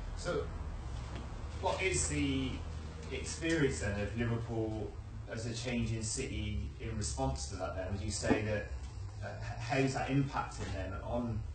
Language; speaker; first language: English; native; English